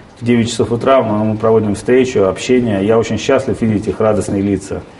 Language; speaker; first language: Russian; native; Russian